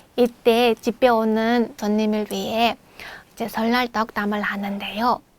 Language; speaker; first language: Korean; non-native, fluent; Mongolian